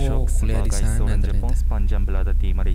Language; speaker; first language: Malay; non-native, learner; Japanese